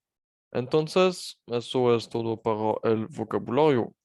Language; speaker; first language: Spanish; non-native, fluent; French